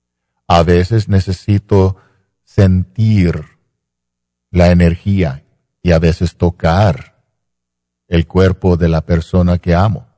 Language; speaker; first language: Spanish; non-native, fluent; English